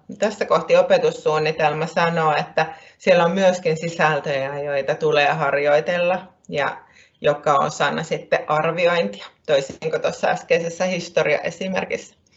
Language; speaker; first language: Finnish; native; Finnish